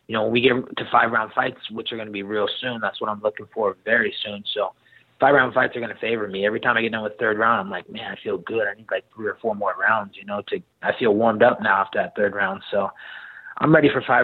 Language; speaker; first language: English; native; English